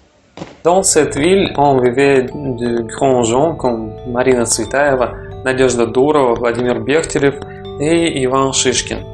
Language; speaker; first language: French; non-native, fluent; Russian